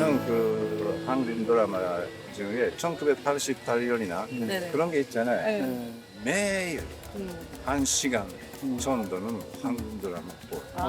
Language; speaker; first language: Korean; non-native, fluent; Japanese